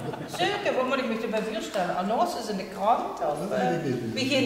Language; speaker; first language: Dutch; native; Dutch